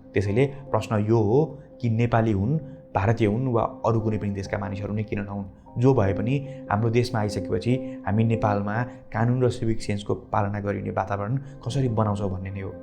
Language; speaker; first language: Nepali; native; Nepali